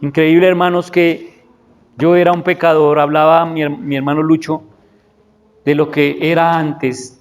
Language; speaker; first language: Spanish; native; Spanish